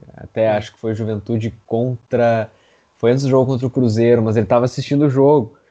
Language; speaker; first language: Portuguese; native; Portuguese